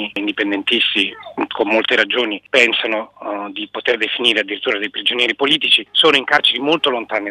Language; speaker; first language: Italian; native; Italian